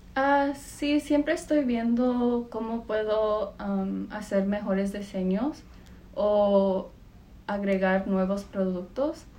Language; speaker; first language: Spanish; early bilingual, heritage; Spanish